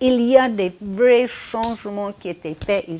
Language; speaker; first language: French; non-native, fluent; English